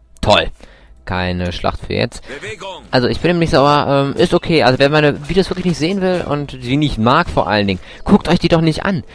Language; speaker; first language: German; native; German